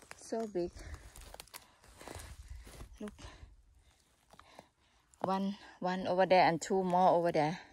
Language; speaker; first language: English; non-native, learner; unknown